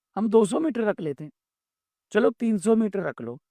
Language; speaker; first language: Hindi; non-native, local second language; Punjabi